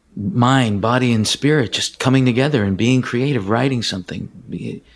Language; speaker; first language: English; native; English